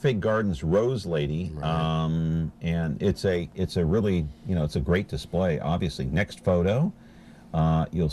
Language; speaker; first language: English; native; English